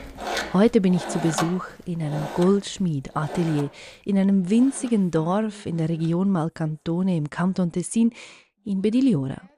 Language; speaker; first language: German; native; German